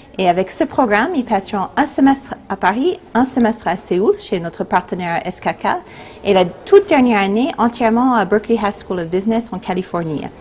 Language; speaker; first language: French; non-native, fluent; English